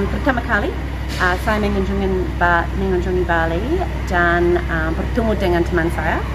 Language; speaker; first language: Indonesian; non-native, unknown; English